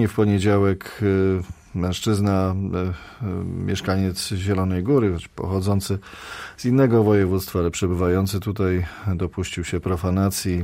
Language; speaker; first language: Polish; native; Polish